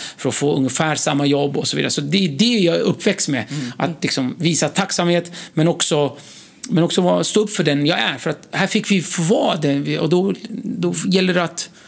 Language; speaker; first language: Swedish; early bilingual, other home language; Kurdish